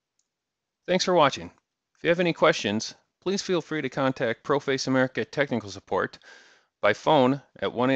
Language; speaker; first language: English; native; English